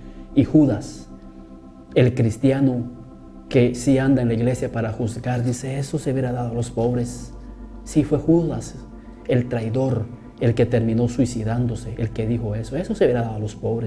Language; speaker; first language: Spanish; native; Spanish